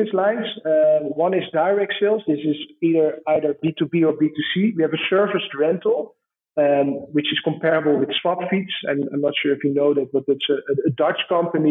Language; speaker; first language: English; non-native, fluent; Dutch